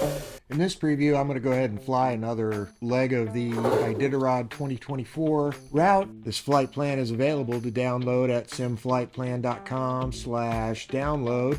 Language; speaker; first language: English; native; English